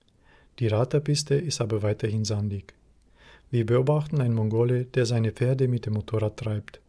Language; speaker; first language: German; native; German